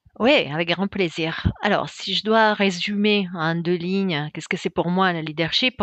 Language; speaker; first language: French; non-native, fluent; Italian